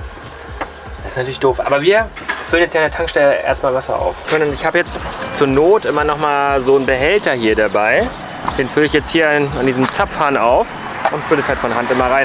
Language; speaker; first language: German; native; German